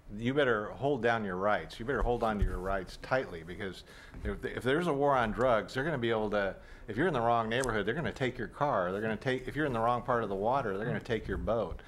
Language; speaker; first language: English; native; English